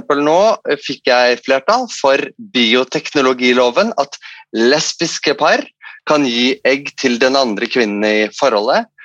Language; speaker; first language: Norwegian; non-native, fluent; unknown